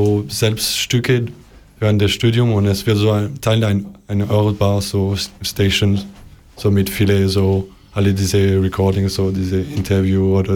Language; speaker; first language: German; non-native, learner; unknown